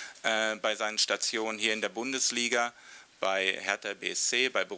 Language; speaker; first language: German; native; German